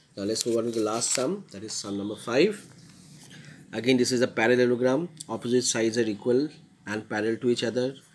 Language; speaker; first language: English; non-native, local second language; Bangla